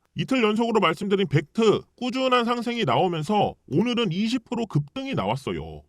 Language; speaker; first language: Korean; early bilingual, heritage; Korean